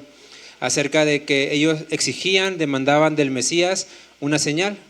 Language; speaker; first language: Spanish; native; Spanish